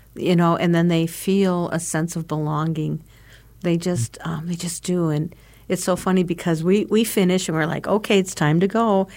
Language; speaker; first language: English; native; English